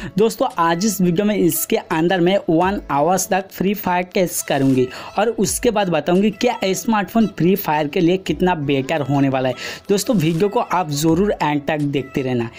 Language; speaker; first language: Hindi; non-native, local second language; Bangla